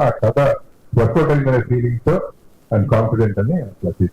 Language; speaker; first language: Telugu; native; Telugu